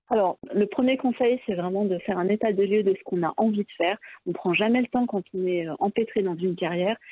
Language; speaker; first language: French; early bilingual, other home language; Arabic